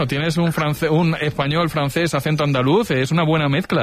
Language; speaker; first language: Spanish; native; Spanish